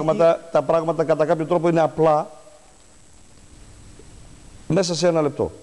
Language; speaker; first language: Greek; native; Greek